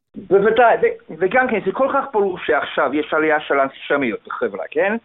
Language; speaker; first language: Hebrew; non-native, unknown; English